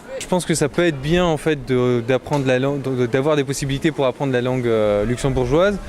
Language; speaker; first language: French; native; French